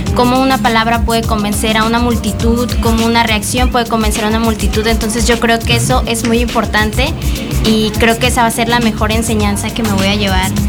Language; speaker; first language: Spanish; native; Spanish